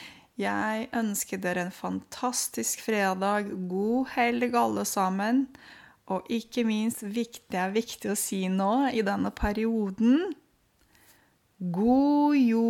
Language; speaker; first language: Norwegian; non-native, fluent; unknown